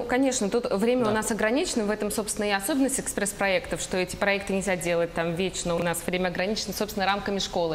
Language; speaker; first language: Russian; native; Russian